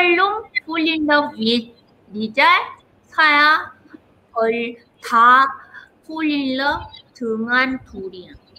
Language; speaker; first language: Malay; non-native, learner; Korean